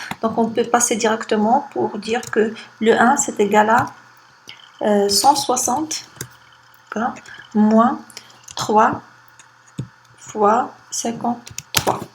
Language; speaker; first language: French; non-native, local second language; Arabic